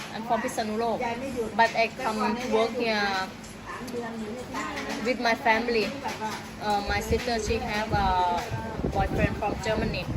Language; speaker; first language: English; non-native, learner; Thai